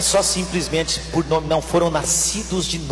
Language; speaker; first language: Portuguese; native; Portuguese